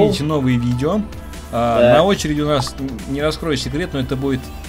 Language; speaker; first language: Russian; native; Russian